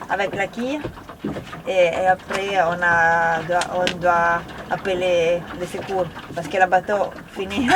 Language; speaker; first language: French; non-native, learner; Italian